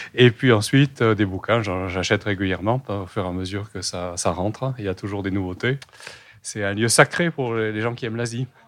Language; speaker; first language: French; native; French